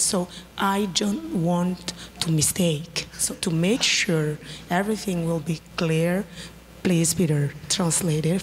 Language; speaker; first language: English; non-native, learner; Bambara